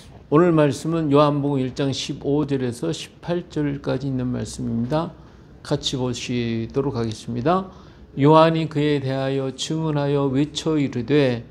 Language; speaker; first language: Korean; native; Korean